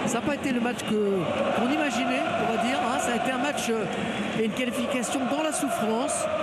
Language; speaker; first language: French; native; French